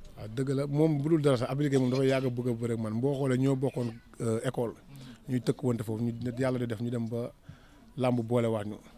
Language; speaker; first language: Wolof; native; Wolof